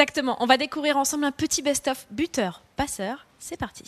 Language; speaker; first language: French; native; French